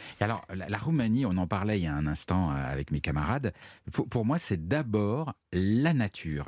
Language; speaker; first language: French; native; French